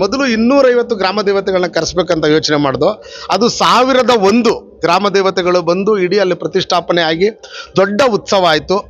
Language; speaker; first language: Kannada; native; Kannada